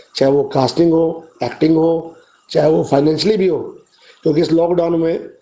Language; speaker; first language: Hindi; native; Hindi